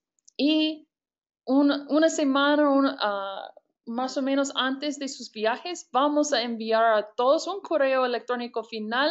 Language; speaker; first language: Spanish; non-native, fluent; English